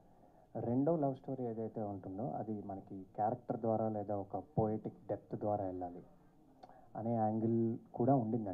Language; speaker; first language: Telugu; native; Telugu